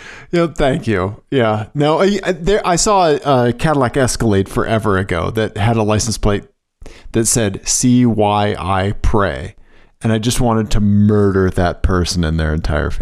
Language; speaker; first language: English; native; English